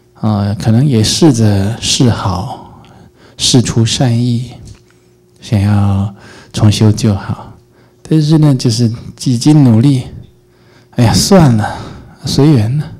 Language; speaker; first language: Chinese; native; Chinese